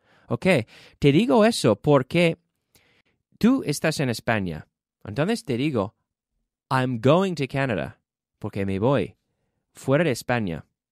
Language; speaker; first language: Spanish; non-native, fluent; English